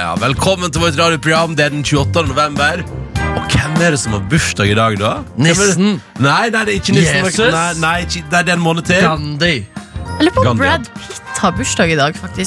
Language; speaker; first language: Norwegian; native; Norwegian